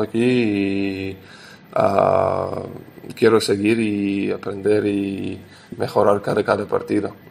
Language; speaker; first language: Spanish; non-native, learner; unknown